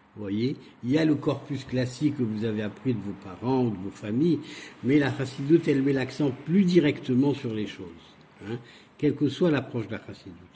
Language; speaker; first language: French; native; French